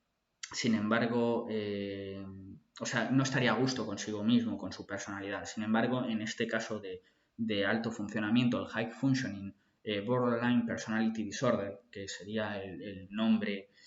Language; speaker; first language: Spanish; native; Spanish